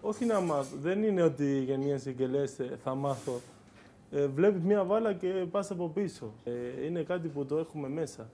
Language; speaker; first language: Greek; non-native, fluent; Spanish